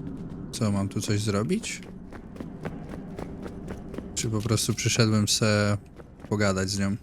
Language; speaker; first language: Polish; native; Polish